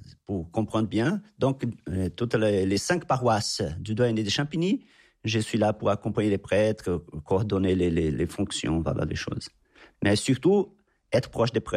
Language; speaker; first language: French; non-native, fluent; Portuguese